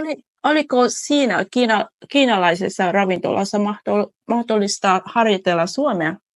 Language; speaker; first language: Finnish; non-native, fluent; Vietnamese